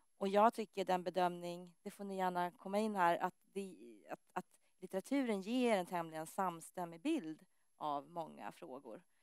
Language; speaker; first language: Swedish; native; Swedish